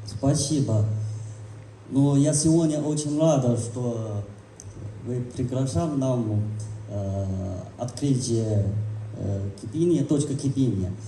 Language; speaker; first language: Russian; non-native, learner; Chinese